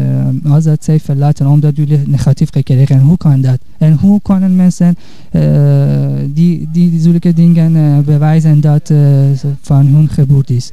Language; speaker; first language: Dutch; non-native, learner; Persian